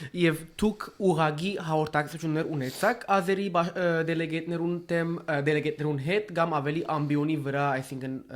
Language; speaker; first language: Armenian; early bilingual, heritage; Armenian